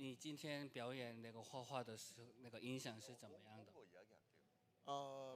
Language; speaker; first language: Chinese; non-native, learner; Korean